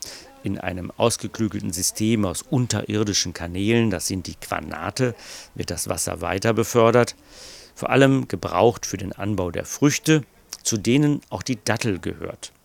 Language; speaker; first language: German; native; German